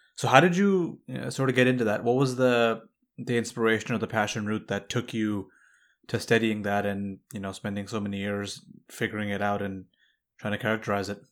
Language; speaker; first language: English; native; English